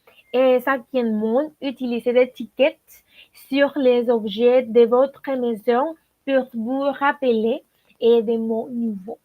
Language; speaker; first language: French; non-native, learner; Spanish